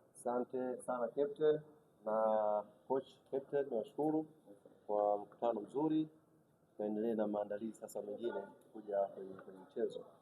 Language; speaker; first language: Swahili; native; Swahili